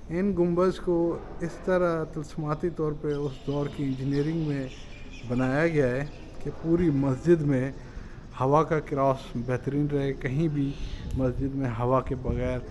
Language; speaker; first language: Urdu; non-native, local second language; Sindhi